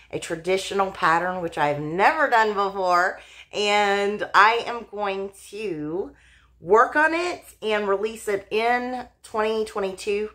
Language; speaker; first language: English; native; English